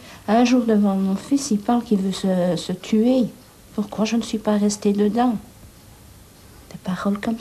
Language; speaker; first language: French; native; French